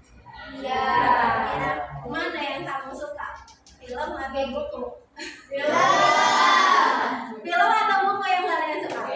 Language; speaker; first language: Indonesian; native; Indonesian